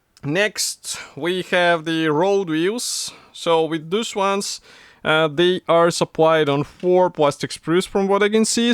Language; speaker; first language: English; non-native, fluent; Russian